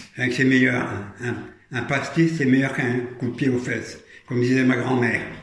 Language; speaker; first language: French; native; French